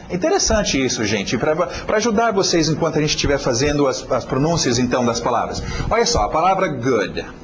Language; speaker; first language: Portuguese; non-native, fluent; English